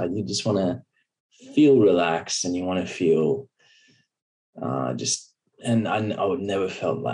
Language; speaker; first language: English; native; English